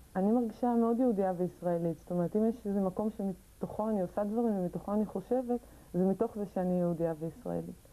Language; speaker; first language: Hebrew; native; Hebrew